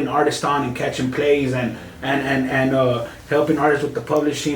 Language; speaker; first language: English; native; English